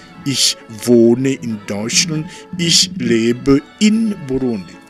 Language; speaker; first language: German; non-native, fluent; Rundi